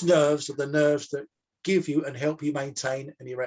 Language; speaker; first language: English; native; English